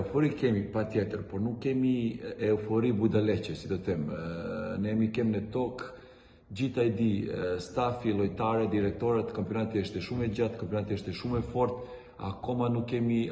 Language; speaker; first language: Albanian; non-native, learner; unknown